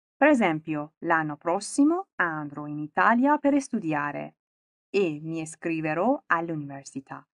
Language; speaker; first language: Italian; non-native, fluent; Persian